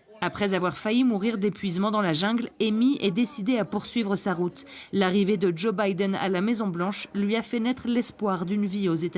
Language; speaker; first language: French; native; French